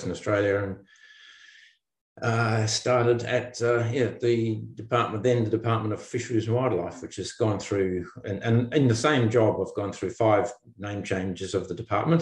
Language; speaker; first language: English; native; English